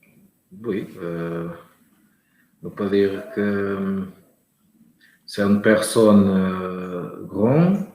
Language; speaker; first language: French; non-native, learner; Portuguese